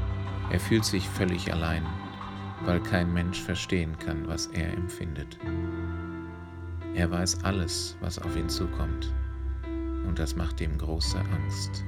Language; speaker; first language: German; native; German